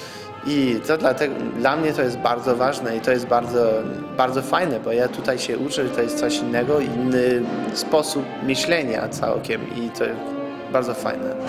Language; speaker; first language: Polish; non-native, fluent; French